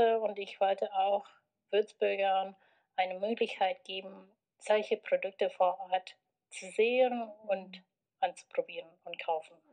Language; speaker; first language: German; non-native, fluent; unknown